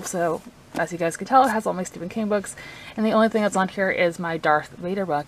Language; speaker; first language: English; native; English